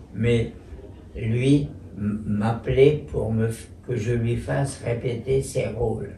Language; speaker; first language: French; native; French